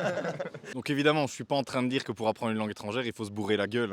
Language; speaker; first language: French; native; French